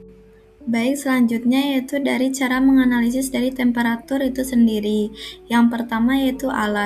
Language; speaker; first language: Indonesian; native; Indonesian